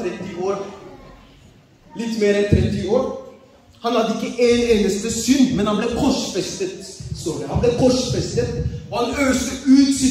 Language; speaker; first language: Norwegian; early bilingual, other home language; Oromo